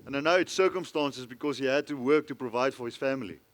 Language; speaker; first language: English; non-native, local second language; Afrikaans